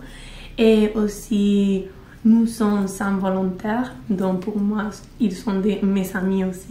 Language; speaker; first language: French; non-native, learner; Spanish